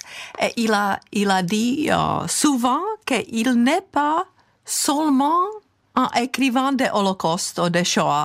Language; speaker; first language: French; non-native, fluent; Czech